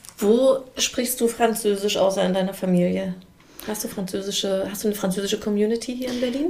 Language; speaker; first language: German; native; German